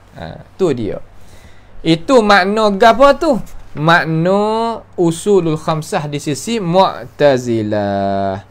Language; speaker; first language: Malay; native; Malay